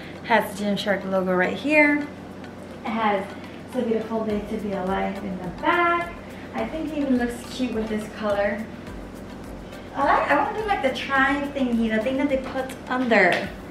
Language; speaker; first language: English; early bilingual, other home language; Spanish